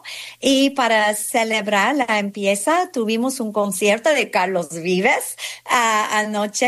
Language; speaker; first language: Spanish; non-native, fluent; English